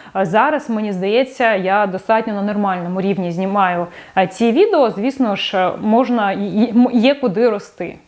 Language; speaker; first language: Ukrainian; non-native, local second language; Russian